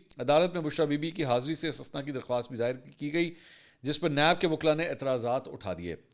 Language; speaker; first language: Urdu; native; Urdu